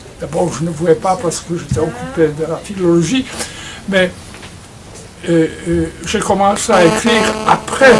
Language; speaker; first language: French; non-native, fluent; Polish